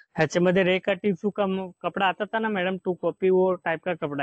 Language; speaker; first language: Hindi; non-native, local second language; Marathi